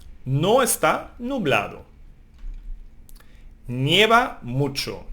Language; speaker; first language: Spanish; non-native, fluent; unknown